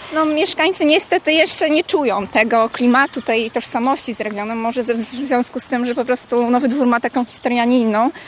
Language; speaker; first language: Polish; native; Polish